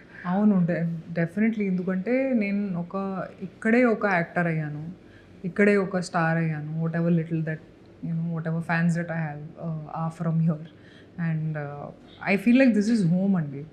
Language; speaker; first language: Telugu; non-native, fluent; Punjabi